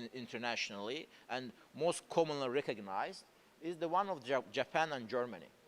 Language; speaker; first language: English; non-native, fluent; Azerbaijani